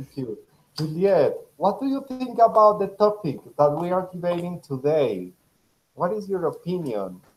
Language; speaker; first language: English; non-native, fluent; Spanish